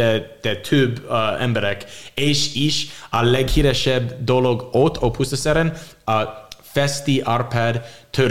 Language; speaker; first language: Hungarian; non-native, learner; English